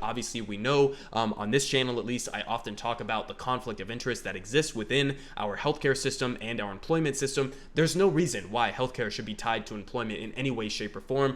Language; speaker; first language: English; native; English